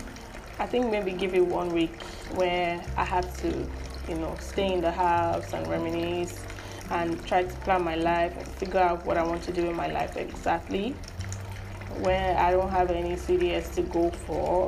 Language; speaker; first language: English; non-native, local second language; Yoruba